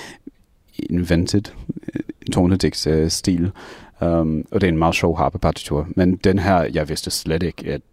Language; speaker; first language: Danish; non-native, fluent; English